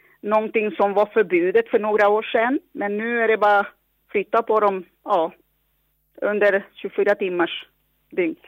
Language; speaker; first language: Swedish; non-native, local second language; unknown